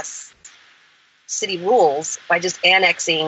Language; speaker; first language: English; native; English